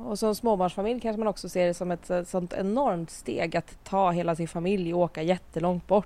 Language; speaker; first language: Swedish; native; Swedish